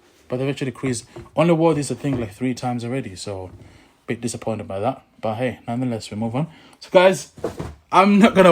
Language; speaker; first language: English; native; English